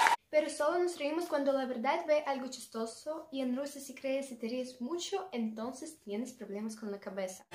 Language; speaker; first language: Spanish; non-native, learner; Russian